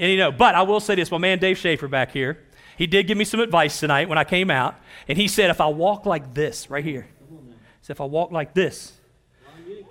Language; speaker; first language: English; native; English